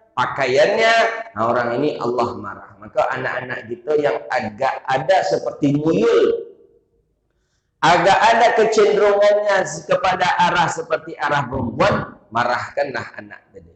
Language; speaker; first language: Malay; non-native, local second language; Minangkabau